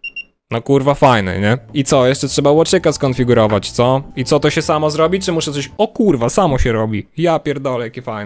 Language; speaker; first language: Polish; native; Polish